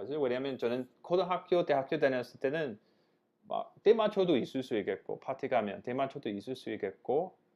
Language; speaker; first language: Korean; non-native, fluent; English